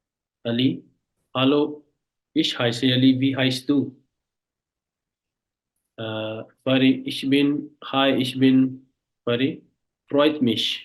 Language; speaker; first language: German; non-native, fluent; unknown